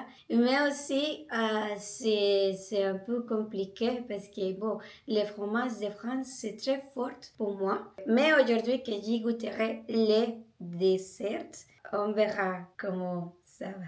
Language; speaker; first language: French; non-native, learner; Spanish